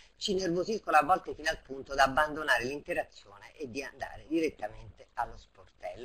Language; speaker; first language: Italian; native; Italian